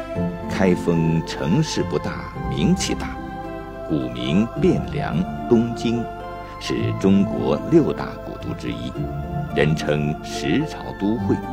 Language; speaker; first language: Chinese; native; Chinese